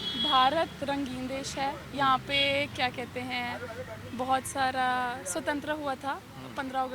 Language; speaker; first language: Hindi; native; Hindi